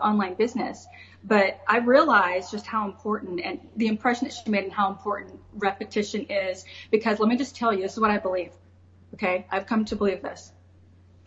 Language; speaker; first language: English; native; English